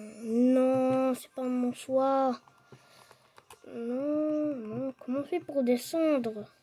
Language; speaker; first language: French; non-native, local second language; Arabic